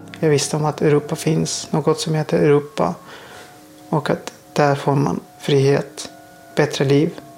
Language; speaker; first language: Swedish; non-native, fluent; Persian